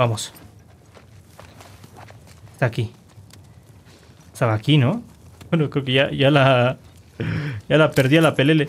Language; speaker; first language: Spanish; native; Spanish